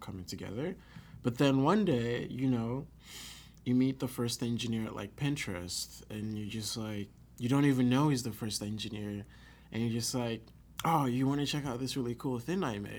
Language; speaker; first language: English; non-native, local second language; Yoruba